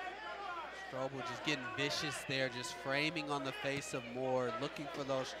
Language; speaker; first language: English; native; English